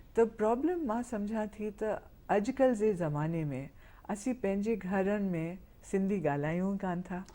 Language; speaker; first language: Sindhi; early bilingual, heritage; Sindhi